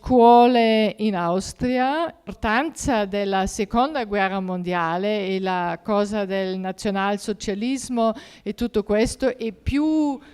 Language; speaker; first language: Italian; non-native, fluent; German